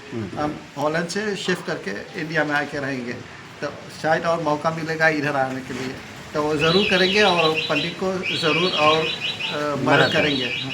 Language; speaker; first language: Hindi; early bilingual, heritage; Hindi